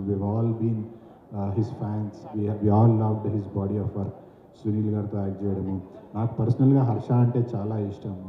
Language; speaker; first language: Telugu; native; Telugu